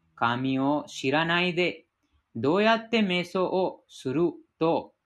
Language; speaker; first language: Japanese; non-native, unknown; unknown